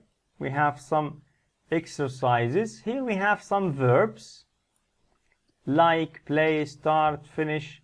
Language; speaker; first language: English; non-native, fluent; Arabic